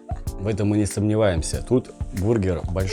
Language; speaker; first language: Russian; native; Russian